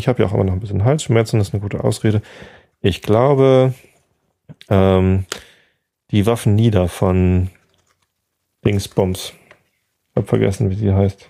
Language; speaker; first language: German; native; German